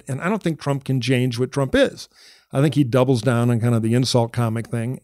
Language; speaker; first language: English; native; English